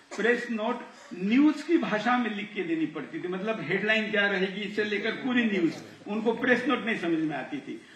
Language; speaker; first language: Hindi; non-native, local second language; Marathi